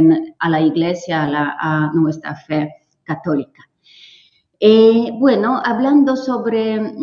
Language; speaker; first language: Spanish; non-native, fluent; Polish